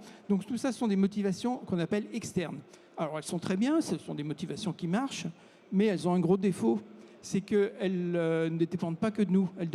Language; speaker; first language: French; native; French